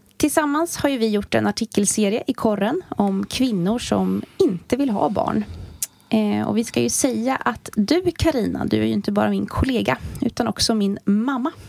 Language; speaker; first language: Swedish; native; Swedish